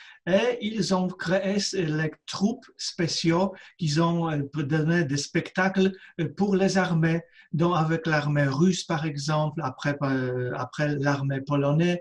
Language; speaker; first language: French; non-native, fluent; Polish